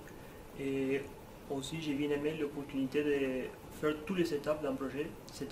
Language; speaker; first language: French; non-native, fluent; Spanish